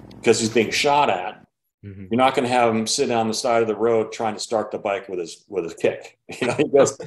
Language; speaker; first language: English; native; English